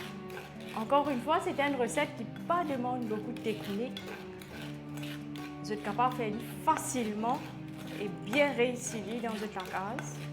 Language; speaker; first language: French; non-native, local second language; Morisyen